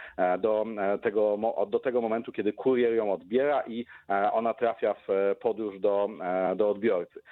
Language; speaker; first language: Polish; native; Polish